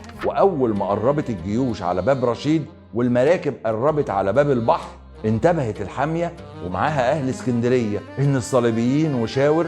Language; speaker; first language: Arabic; native; Arabic